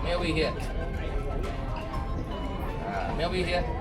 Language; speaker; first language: English; non-native, learner; Vietnamese